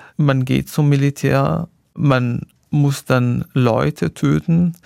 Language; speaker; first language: German; non-native, fluent; Arabic